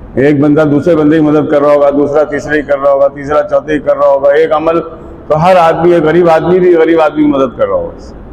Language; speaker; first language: Urdu; native; Urdu